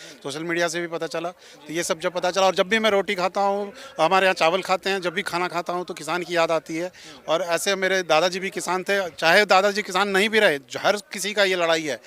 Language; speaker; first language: Hindi; non-native, local second language; Malayalam